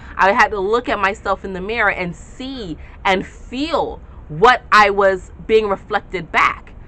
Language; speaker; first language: English; native; English